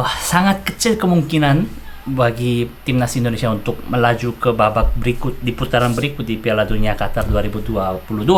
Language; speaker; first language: Indonesian; non-native, fluent; Korean